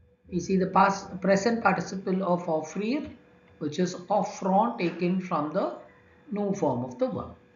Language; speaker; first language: English; non-native, local second language; Tamil